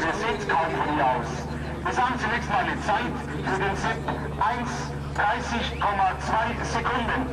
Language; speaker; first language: German; native; German